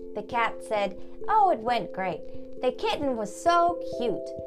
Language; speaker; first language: English; early bilingual, other home language; German